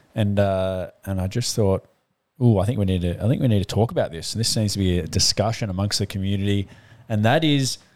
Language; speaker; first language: English; native; English